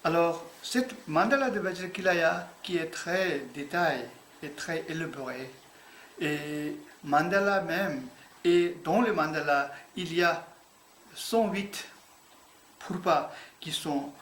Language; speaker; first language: French; non-native, learner; Tibetan